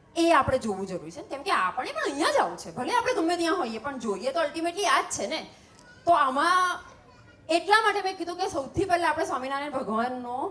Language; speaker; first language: Gujarati; native; Gujarati